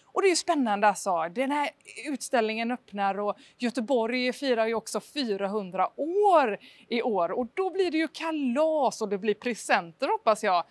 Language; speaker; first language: Swedish; native; Swedish